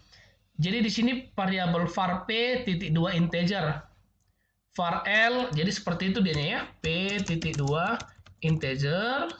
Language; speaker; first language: Indonesian; native; Indonesian